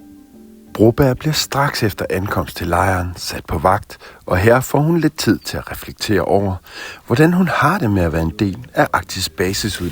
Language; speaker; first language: Danish; native; Danish